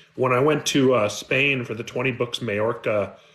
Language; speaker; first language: English; native; English